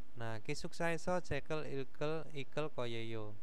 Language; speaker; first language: Korean; non-native, fluent; Indonesian